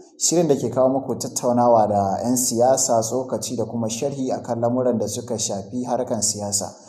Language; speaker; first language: Hausa; native; Hausa